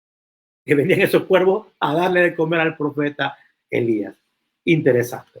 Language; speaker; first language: Spanish; native; Spanish